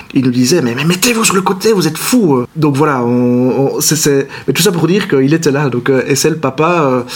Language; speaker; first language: French; native; French